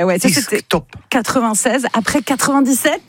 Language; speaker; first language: French; native; French